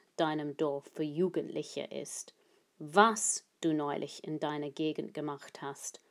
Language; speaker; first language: German; non-native, fluent; English